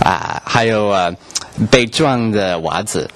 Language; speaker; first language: Chinese; non-native, learner; English